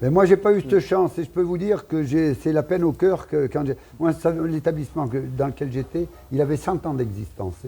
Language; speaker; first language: French; native; French